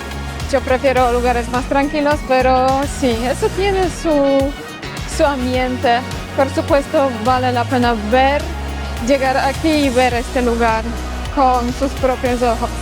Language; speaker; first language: Spanish; non-native, fluent; Polish